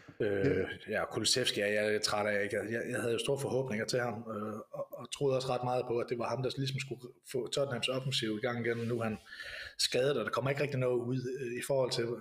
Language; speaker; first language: Danish; native; Danish